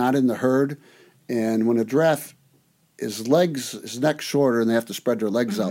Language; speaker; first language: English; native; English